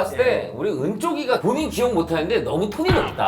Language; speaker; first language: Korean; native; Korean